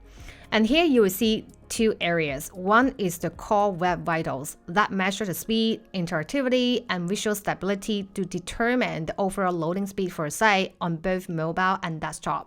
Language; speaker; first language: English; non-native, fluent; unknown